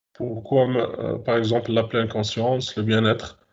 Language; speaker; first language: French; non-native, local second language; Arabic